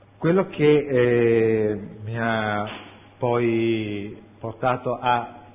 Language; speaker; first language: Italian; native; Italian